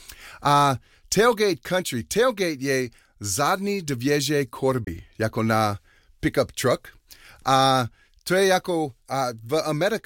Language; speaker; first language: Czech; non-native, learner; English